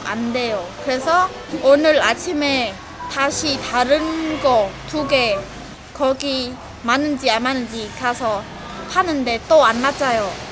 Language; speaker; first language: Korean; non-native, learner; Khmer